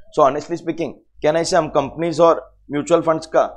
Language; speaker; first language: Hindi; native; Hindi